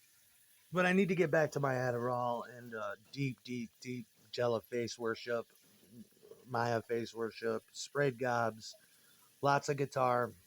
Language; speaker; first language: English; native; English